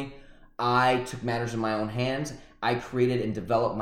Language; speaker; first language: English; early bilingual, other home language; Spanish